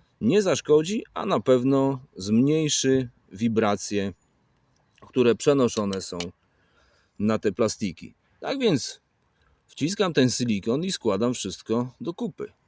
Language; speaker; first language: Polish; native; Polish